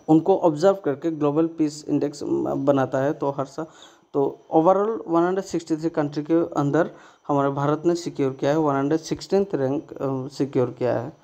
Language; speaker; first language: Hindi; non-native, local second language; Bangla